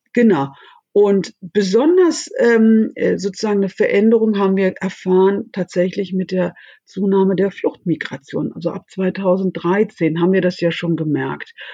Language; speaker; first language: German; early bilingual, other home language; Turkish